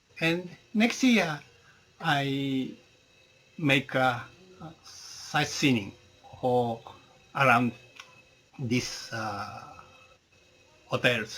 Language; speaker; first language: English; non-native, learner; Japanese